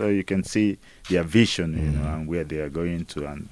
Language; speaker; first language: English; non-native, local second language; Igbo